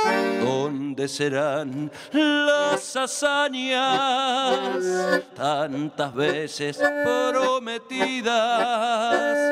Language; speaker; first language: Spanish; native; Spanish